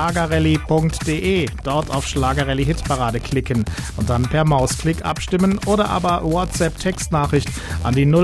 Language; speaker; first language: German; native; German